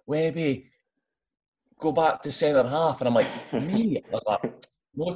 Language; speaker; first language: English; native; English